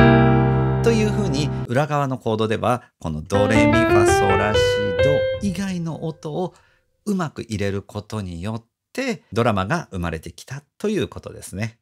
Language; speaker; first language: Japanese; native; Japanese